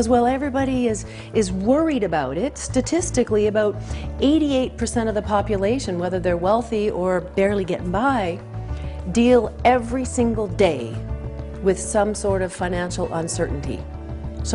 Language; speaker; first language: English; native; English